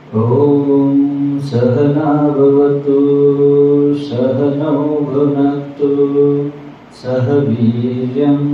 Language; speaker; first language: Hindi; non-native, local second language; Marathi